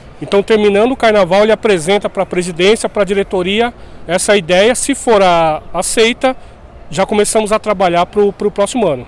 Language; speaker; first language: Portuguese; native; Portuguese